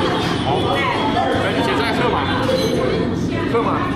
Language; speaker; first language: Chinese; non-native, learner; German